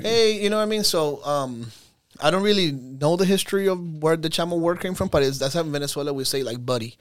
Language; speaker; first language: English; early bilingual, other home language; Spanish